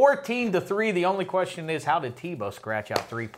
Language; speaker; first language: English; native; English